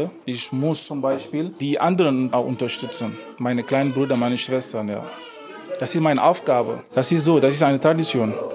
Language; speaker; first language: German; non-native, fluent; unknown